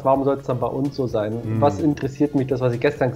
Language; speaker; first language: German; native; German